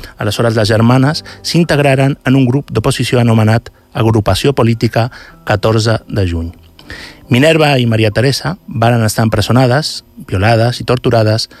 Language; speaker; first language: Catalan; native; Catalan